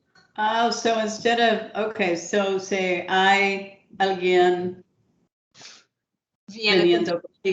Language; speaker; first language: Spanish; non-native, learner; English